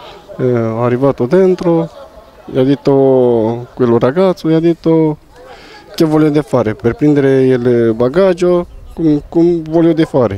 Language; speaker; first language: Italian; non-native, learner; Romanian